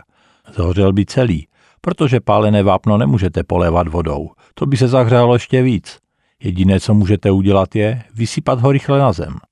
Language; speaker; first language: Czech; native; Czech